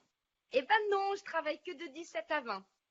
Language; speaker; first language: French; native; French